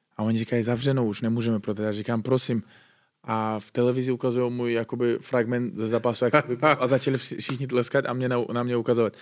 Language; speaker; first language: Czech; non-native, fluent; Uzbek